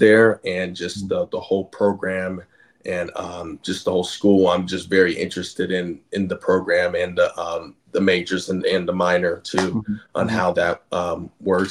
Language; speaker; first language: English; native; English